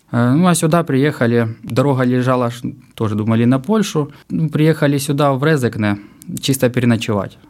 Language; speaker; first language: Russian; native; Russian